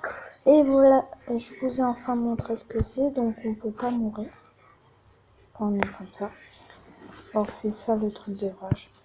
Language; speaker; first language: French; native; French